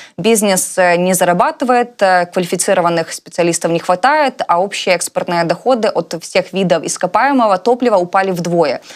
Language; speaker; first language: Russian; non-native, local second language; Ukrainian